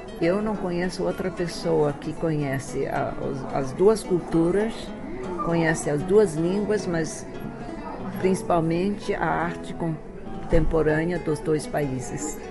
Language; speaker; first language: Portuguese; early bilingual, other home language; Chinese